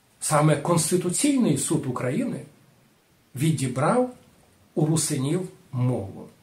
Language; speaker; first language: Ukrainian; non-native, local second language; Rusyn